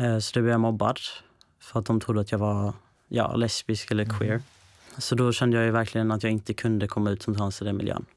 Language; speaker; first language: Swedish; native; Swedish